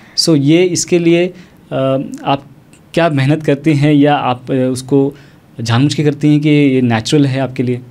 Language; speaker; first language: Hindi; native; Hindi